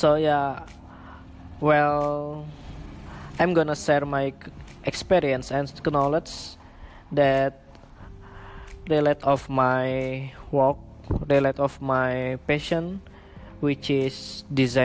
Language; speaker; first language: English; non-native, learner; Indonesian